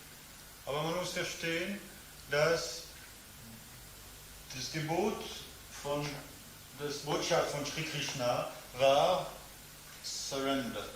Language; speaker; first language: German; non-native, fluent; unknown